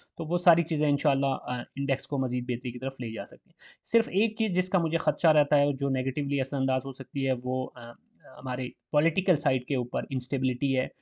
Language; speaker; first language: Urdu; native; Urdu